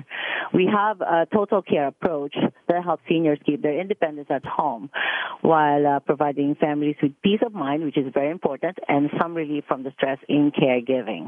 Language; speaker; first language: English; non-native, local second language; Filipino